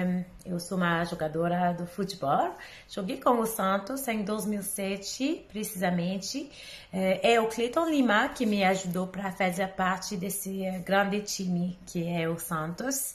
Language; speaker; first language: Portuguese; non-native, learner; English